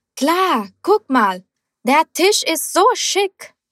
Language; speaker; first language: German; non-native, fluent; Portuguese